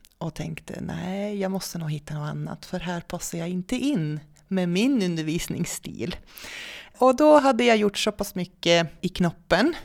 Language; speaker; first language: Swedish; non-native, fluent; Dutch